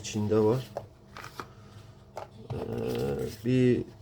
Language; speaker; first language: Turkish; non-native, learner; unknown